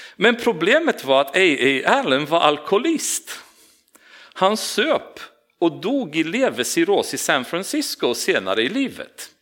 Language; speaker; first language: Swedish; non-native, fluent; Romanian